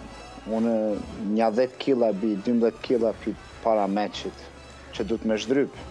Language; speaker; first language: Albanian; early bilingual, heritage; Albanian